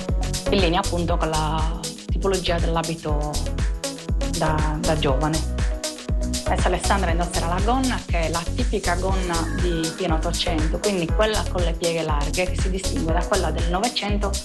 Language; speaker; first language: Italian; native; Italian